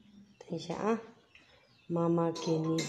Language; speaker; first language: Chinese; non-native, learner; Nepali